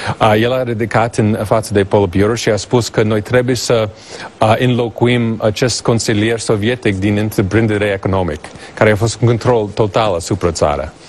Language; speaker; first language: Romanian; non-native, fluent; English